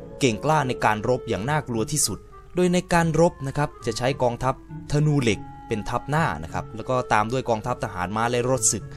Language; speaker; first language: Thai; native; Thai